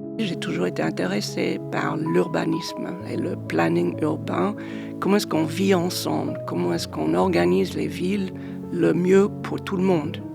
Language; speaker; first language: French; non-native, fluent; English